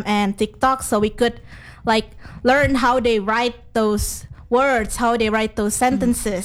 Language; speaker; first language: English; non-native, fluent; Indonesian